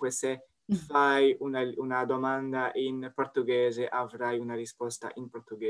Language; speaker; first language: Italian; non-native, fluent; French